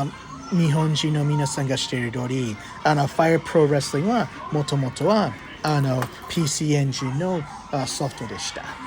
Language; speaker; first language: Japanese; non-native, fluent; English